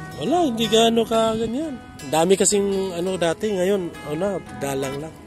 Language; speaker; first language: Filipino; non-native, local second language; Cebuano